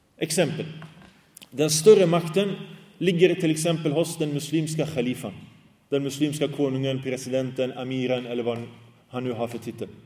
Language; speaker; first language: Swedish; early bilingual, other home language; Arabic